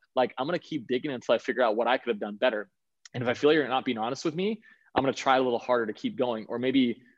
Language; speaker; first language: English; early bilingual, other home language; Danish